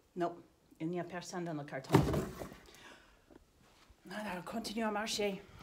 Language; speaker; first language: French; non-native, fluent; English